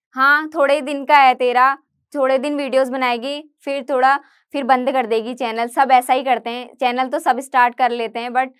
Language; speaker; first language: Hindi; native; Hindi